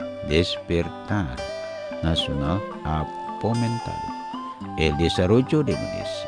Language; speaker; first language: Spanish; non-native, learner; Indonesian